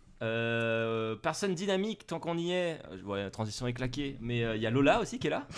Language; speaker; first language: French; native; French